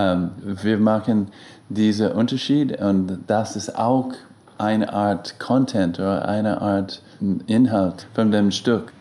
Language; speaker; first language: German; non-native, learner; English